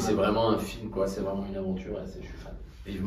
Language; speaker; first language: French; native; French